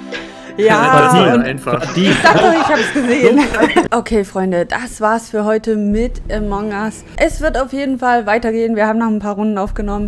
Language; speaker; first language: German; native; German